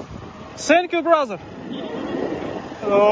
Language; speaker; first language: English; non-native, learner; Russian